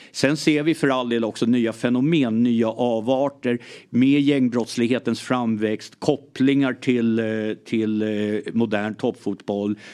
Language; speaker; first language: Swedish; early bilingual, other home language; English